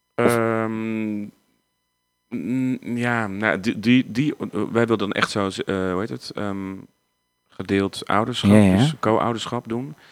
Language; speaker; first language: Dutch; native; Dutch